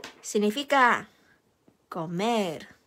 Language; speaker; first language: Spanish; non-native, fluent; Chinese